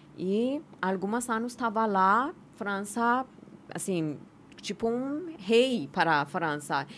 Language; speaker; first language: Portuguese; non-native, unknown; Persian